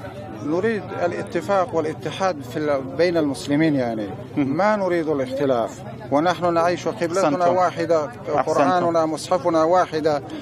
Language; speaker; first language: Arabic; non-native, fluent; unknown